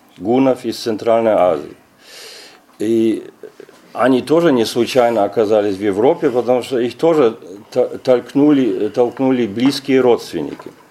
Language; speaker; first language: Russian; non-native, fluent; German